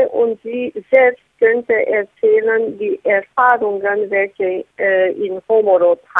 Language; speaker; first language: German; non-native, fluent; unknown